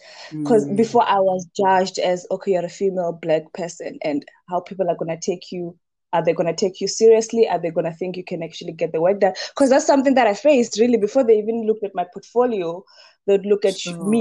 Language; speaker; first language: English; non-native, local second language; Venda